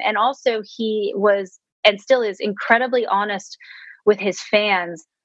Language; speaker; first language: English; native; English